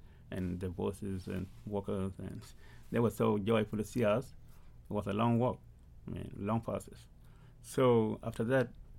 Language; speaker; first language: English; early bilingual, other home language; Arabic